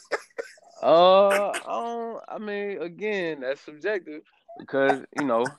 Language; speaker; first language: English; native; English